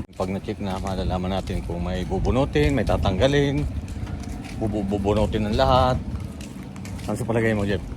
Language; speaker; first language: Filipino; native; Filipino